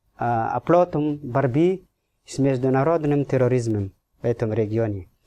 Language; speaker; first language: Russian; non-native, fluent; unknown